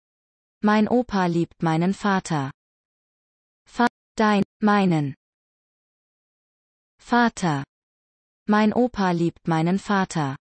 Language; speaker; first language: German; non-native, learner; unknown